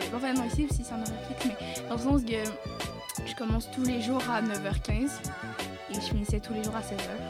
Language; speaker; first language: French; native; French